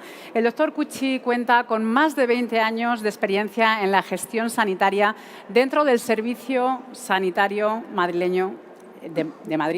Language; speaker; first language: Spanish; native; Spanish